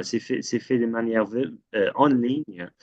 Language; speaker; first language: French; non-native, fluent; English